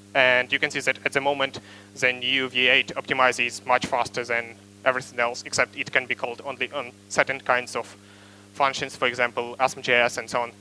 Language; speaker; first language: English; non-native, fluent; Ukrainian